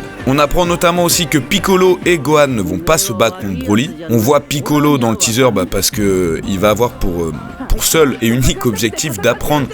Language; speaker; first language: French; native; French